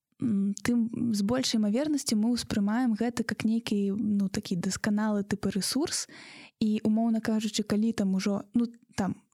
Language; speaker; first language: Belarusian; non-native, local second language; Russian